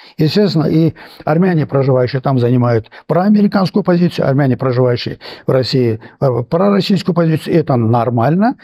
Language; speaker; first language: Russian; non-native, local second language; Armenian